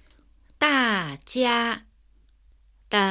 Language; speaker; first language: Chinese; non-native, learner; Vietnamese